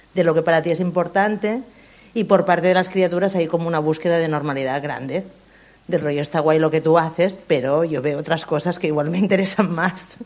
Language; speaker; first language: Spanish; non-native, local second language; Catalan